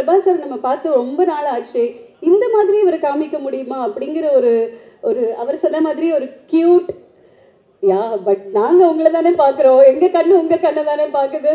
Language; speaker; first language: Tamil; native; Tamil